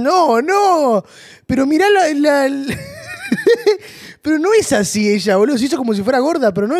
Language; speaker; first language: Spanish; native; Spanish